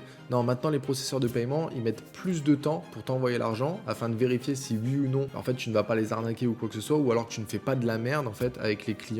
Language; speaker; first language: French; native; French